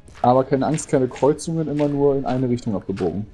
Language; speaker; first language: German; native; German